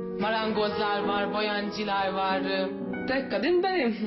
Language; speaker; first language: Turkish; non-native, learner; Hungarian